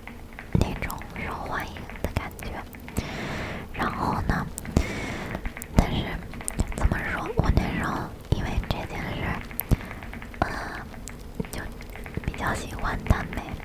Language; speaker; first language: Chinese; early bilingual, heritage; English